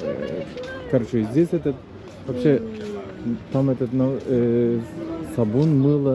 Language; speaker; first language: Russian; non-native, learner; Turkish